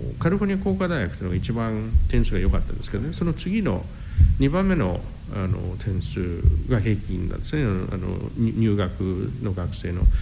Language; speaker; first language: Japanese; non-native, fluent; English